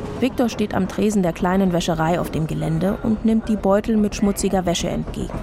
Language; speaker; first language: German; native; German